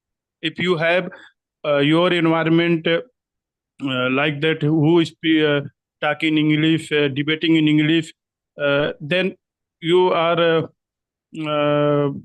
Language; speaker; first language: English; non-native, learner; Hindi